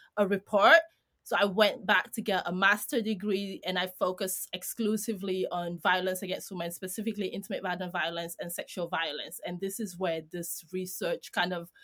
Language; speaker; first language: English; non-native, fluent; Greek